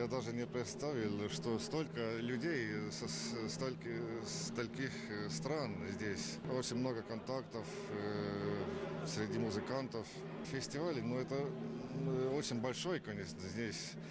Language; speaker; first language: Russian; non-native, fluent; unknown